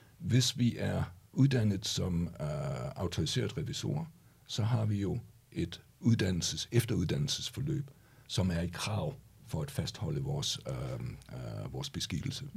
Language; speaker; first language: Danish; native; Danish